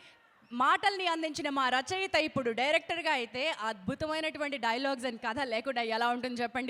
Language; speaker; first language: Telugu; native; Telugu